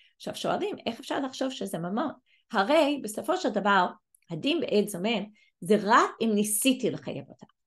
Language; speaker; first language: Hebrew; non-native, fluent; English